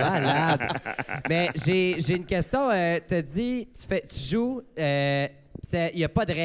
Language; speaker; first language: French; native; French